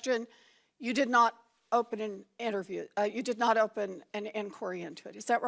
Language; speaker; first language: English; native; English